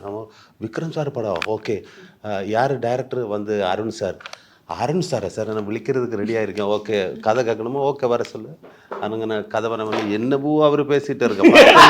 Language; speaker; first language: Tamil; non-native, learner; Malayalam